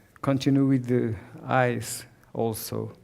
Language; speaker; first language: English; non-native, learner; Portuguese